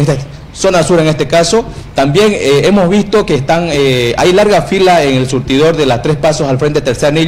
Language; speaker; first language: Spanish; native; Spanish